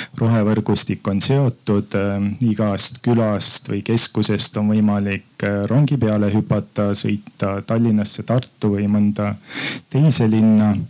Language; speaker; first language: Estonian; native; Estonian